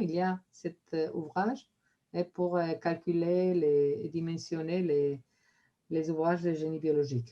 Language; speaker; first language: French; non-native, fluent; Spanish